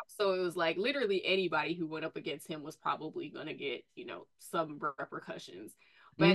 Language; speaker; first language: English; native; English